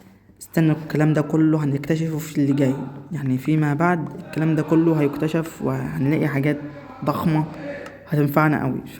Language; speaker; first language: Arabic; native; Arabic